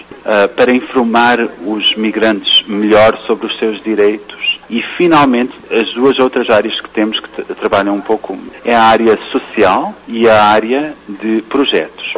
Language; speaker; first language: Portuguese; native; Portuguese